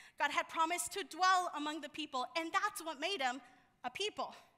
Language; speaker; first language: English; early bilingual, other home language; Spanish